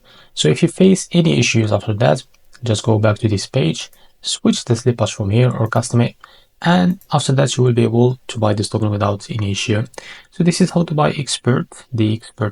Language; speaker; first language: English; non-native, fluent; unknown